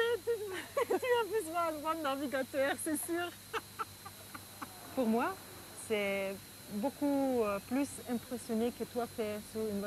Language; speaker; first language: French; non-native, fluent; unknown